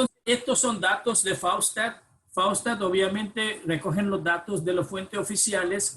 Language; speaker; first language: Spanish; non-native, fluent; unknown